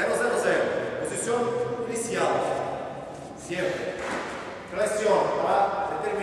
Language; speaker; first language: Spanish; non-native, learner; Portuguese